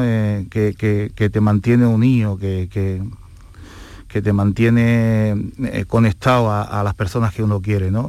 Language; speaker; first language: Spanish; native; Spanish